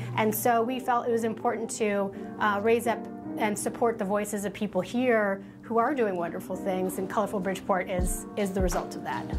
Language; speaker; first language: English; native; English